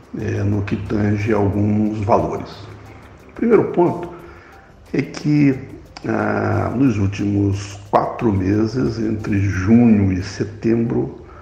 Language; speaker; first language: Portuguese; native; Portuguese